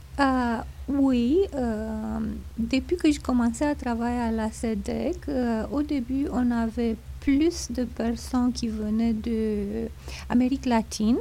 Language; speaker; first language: French; non-native, fluent; Romanian